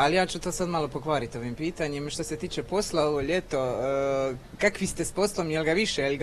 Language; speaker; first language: Croatian; native; Croatian